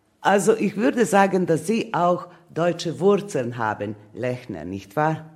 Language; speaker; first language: German; non-native, fluent; Serbian